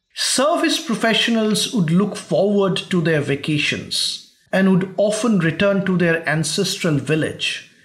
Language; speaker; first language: English; non-native, local second language; Bangla